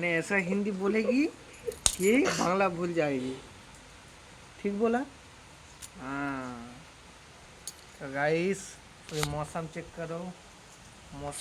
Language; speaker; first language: Hindi; non-native, local second language; Bangla